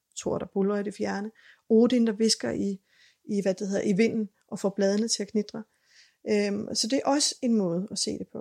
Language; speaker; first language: Danish; native; Danish